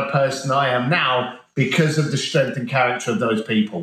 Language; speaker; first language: English; native; English